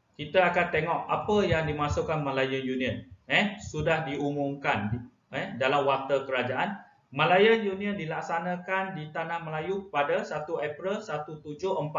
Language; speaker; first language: Malay; non-native, local second language; Chinese